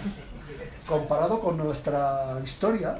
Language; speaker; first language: Spanish; native; Spanish